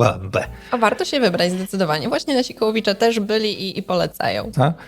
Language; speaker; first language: Polish; native; Polish